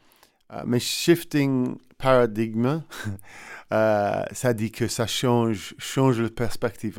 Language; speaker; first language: French; non-native, learner; English